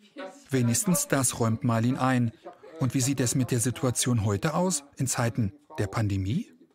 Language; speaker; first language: German; native; German